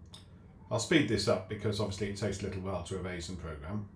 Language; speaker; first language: English; native; English